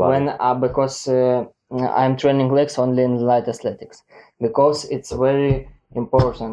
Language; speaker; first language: English; non-native, learner; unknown